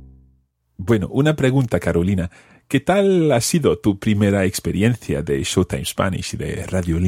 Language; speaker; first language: Spanish; non-native, fluent; English